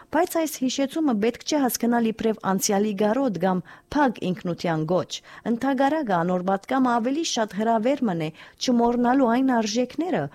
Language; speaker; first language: Armenian; early bilingual, heritage; Armenian